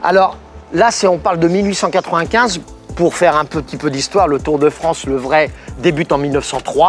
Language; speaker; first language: French; native; French